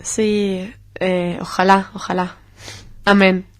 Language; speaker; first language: Spanish; non-native, fluent; Hebrew